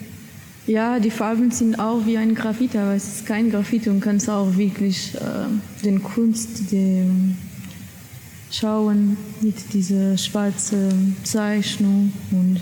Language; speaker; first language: German; non-native, learner; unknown